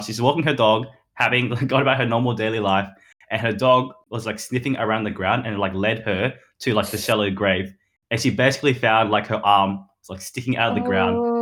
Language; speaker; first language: English; native; English